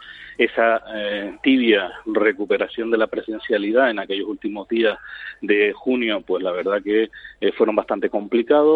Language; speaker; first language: Spanish; native; Spanish